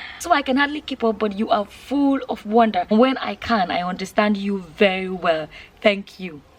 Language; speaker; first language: Nigerian Pidgin; native; Nigerian Pidgin